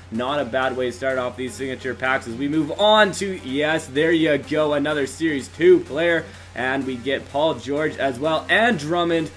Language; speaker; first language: English; native; English